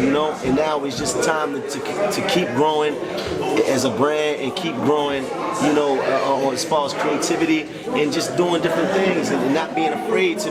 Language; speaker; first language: English; native; English